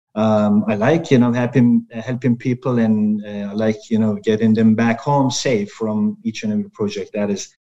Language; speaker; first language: English; non-native, fluent; Turkish